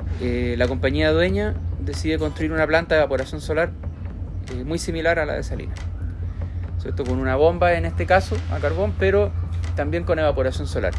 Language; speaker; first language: Spanish; native; Spanish